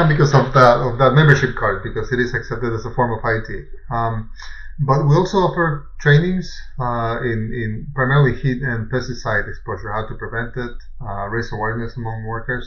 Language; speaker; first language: English; native; English